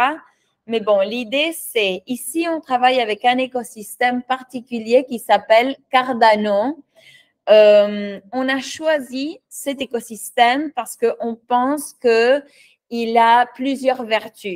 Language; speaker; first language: French; non-native, fluent; Spanish